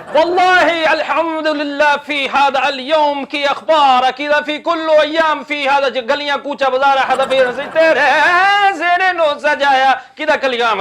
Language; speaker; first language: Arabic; non-native, learner; Punjabi